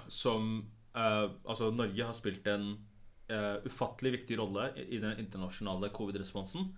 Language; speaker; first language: Norwegian; early bilingual, other home language; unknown